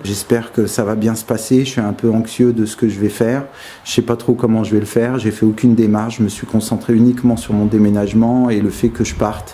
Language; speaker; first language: French; native; French